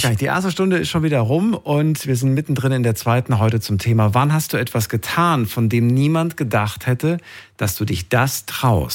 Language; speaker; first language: German; native; German